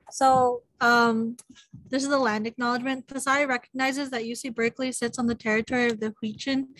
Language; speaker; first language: English; native; English